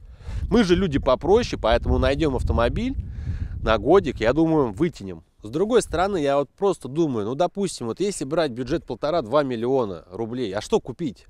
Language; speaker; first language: Russian; native; Russian